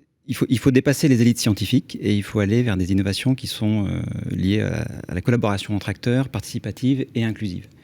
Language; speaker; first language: French; native; French